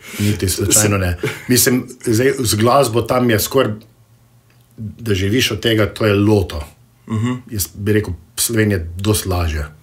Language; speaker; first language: Slovenian; early bilingual, heritage; Slovenian